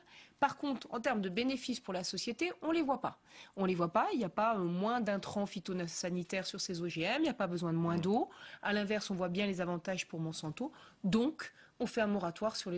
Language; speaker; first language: French; native; French